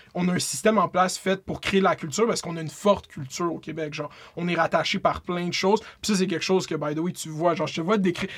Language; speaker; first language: French; native; French